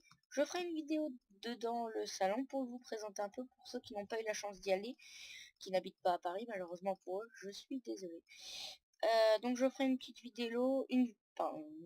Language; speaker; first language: French; native; French